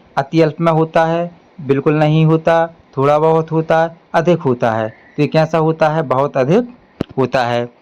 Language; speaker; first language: Hindi; native; Hindi